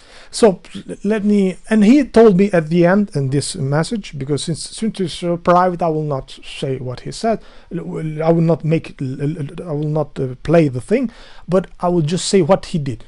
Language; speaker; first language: English; non-native, learner; Albanian